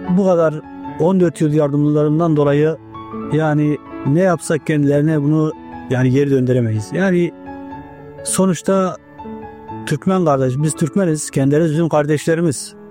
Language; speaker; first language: Turkish; native; Turkish